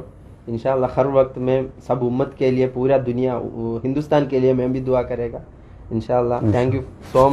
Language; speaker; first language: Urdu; non-native, local second language; Malayalam